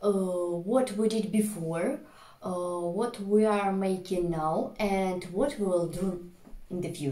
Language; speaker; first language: English; non-native, fluent; Russian